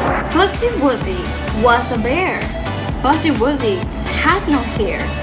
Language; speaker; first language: English; non-native, fluent; Spanish